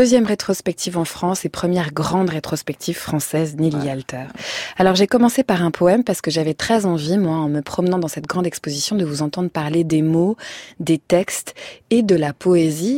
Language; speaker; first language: French; native; French